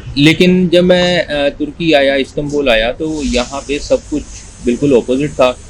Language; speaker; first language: Urdu; non-native, local second language; Punjabi